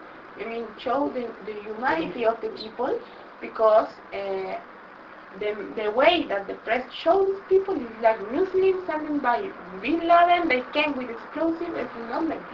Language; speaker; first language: English; non-native, local second language; Spanish